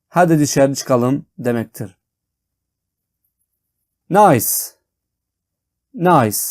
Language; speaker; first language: Turkish; non-native, fluent; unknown